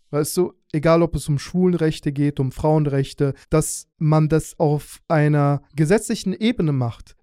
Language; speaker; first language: German; early bilingual, other home language; Russian